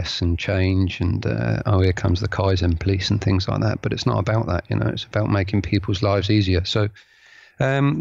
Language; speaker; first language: English; native; English